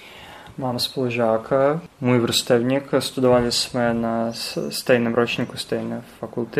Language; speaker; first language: Czech; non-native, learner; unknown